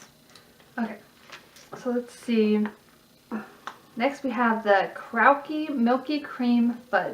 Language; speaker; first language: English; native; English